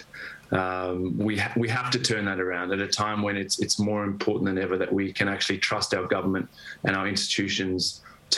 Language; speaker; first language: English; native; English